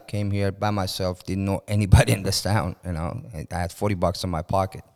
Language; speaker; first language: English; non-native, fluent; Persian